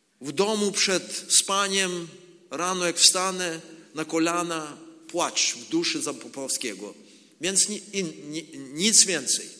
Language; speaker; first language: Polish; non-native, learner; Ukrainian